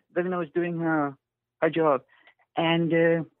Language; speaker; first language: English; non-native, fluent; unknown